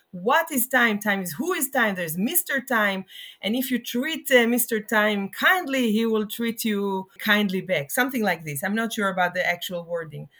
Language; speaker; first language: English; non-native, fluent; Hebrew